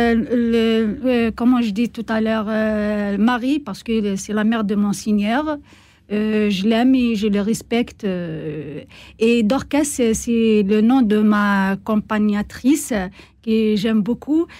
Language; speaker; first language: French; non-native, learner; Kabyle